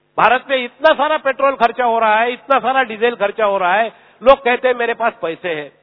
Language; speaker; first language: Hindi; non-native, local second language; Marathi